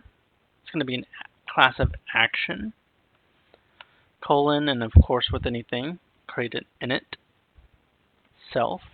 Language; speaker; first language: English; native; English